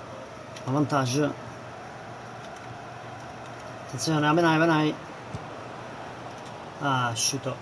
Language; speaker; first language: Japanese; non-native, learner; Italian